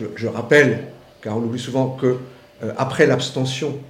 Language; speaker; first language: French; native; French